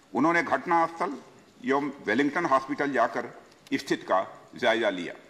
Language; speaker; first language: Hindi; native; Hindi